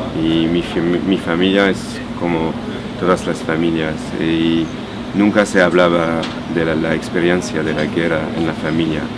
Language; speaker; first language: Spanish; non-native, fluent; French